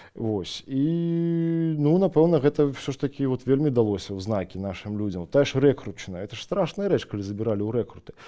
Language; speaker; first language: Belarusian; non-native, local second language; Russian